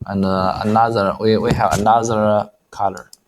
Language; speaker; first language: English; non-native, learner; Chinese